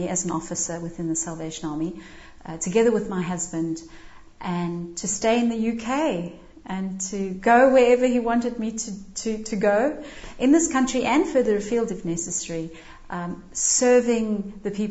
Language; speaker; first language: English; native; English